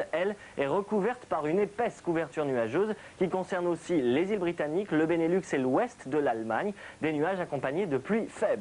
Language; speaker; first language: French; native; French